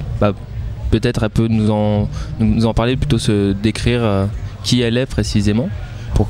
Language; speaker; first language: French; native; French